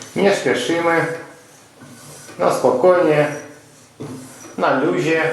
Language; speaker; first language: Polish; non-native, fluent; Ukrainian